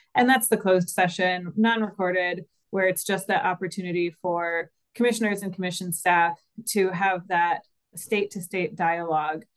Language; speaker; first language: English; native; English